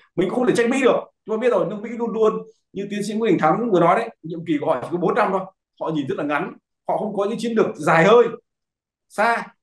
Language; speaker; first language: Vietnamese; native; Vietnamese